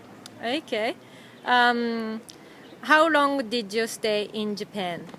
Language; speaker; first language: English; non-native, fluent; Japanese